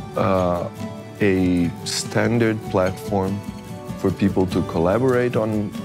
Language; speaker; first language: English; non-native, fluent; Portuguese